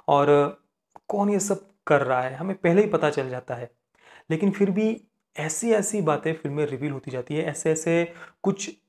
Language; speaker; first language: Hindi; non-native, local second language; Marathi